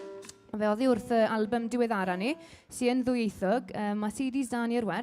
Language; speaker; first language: Welsh; native; Welsh